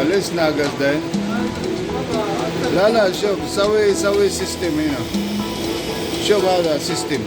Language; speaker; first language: Arabic; non-native, learner; Filipino